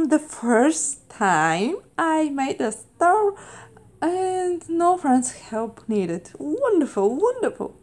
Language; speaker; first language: English; non-native, fluent; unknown